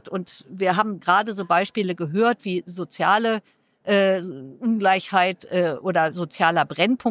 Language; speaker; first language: German; native; German